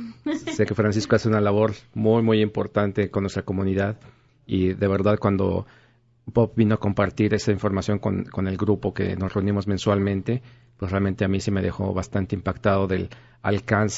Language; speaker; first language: Spanish; native; Spanish